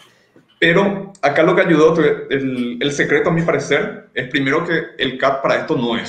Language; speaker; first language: Spanish; native; Spanish